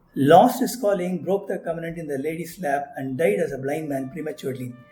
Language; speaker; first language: English; non-native, local second language; Tamil